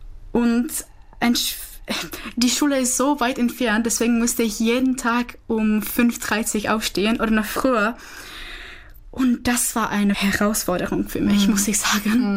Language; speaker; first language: German; non-native, fluent; Czech